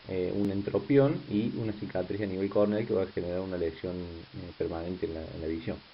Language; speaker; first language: Spanish; native; Spanish